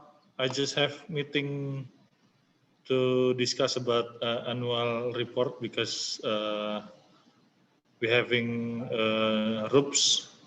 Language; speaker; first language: English; non-native, learner; Indonesian